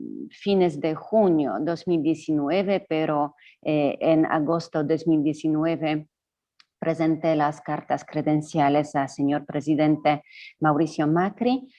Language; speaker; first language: Spanish; non-native, fluent; Polish